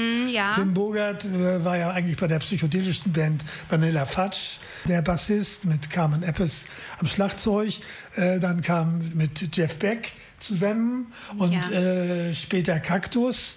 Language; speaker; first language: German; native; German